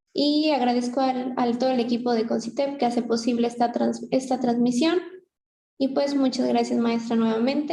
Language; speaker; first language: Spanish; native; Spanish